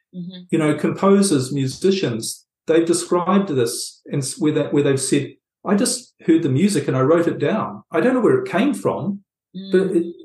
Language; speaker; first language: English; native; English